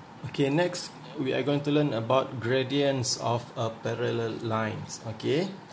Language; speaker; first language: English; non-native, local second language; Malay